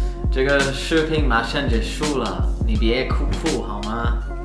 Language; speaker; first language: Chinese; non-native, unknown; English